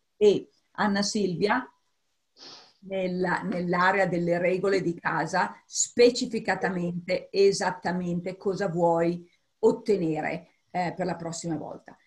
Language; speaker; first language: Italian; early bilingual, heritage; Italian